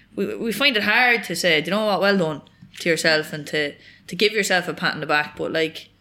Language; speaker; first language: English; native; English